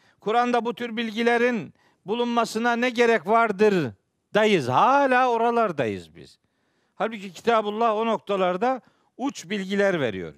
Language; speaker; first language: Turkish; native; Turkish